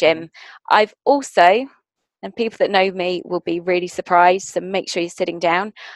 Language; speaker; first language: English; native; English